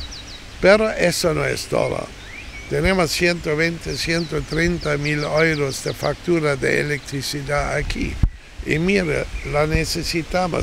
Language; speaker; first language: Spanish; non-native, fluent; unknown